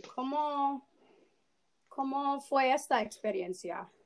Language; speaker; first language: Spanish; non-native, fluent; English